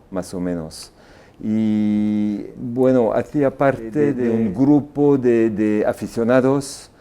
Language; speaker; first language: Spanish; non-native, fluent; French